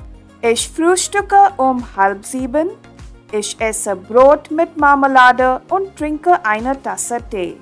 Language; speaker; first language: German; non-native, fluent; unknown